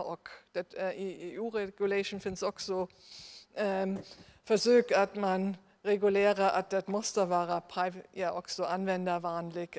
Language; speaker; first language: Swedish; non-native, fluent; German